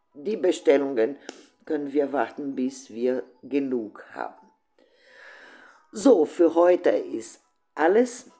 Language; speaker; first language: German; non-native, fluent; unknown